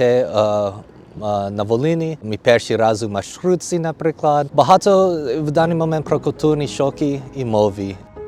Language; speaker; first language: Ukrainian; non-native, learner; English